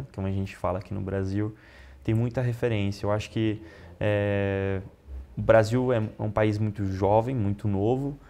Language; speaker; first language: Portuguese; non-native, fluent; Italian